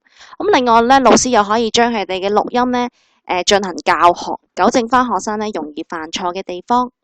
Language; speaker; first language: Cantonese; native; Cantonese